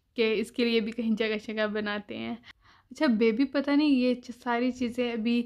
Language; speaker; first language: Urdu; native; Urdu